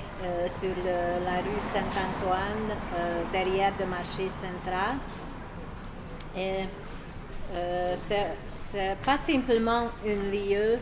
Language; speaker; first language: French; non-native, learner; Hungarian